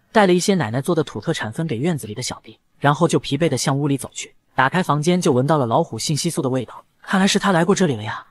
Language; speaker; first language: Chinese; native; Chinese